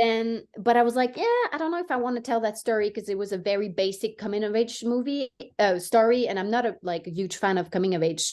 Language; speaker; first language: English; non-native, fluent; French